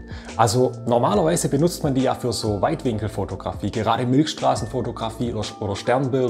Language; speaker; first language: German; native; German